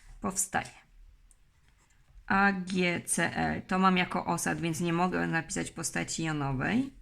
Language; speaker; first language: Polish; native; Polish